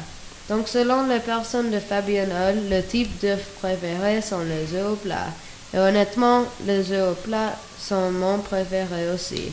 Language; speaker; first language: French; non-native, learner; English